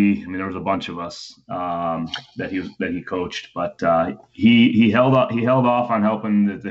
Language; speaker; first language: English; native; English